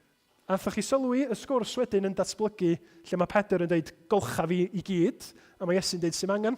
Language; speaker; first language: Welsh; native; Welsh